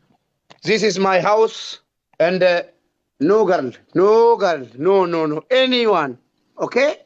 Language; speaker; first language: English; non-native, learner; Oromo